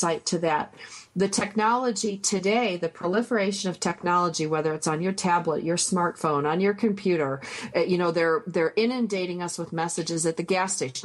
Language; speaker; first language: English; native; English